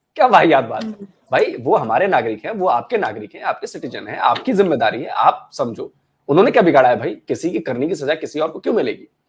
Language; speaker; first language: Hindi; native; Hindi